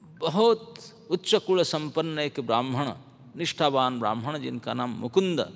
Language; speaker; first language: Hindi; non-native, local second language; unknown